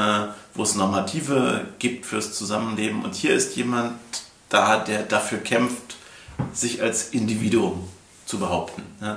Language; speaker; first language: German; native; German